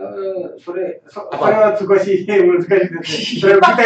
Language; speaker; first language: Japanese; non-native, learner; Tamil